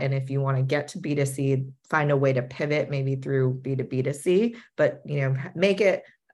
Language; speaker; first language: English; native; English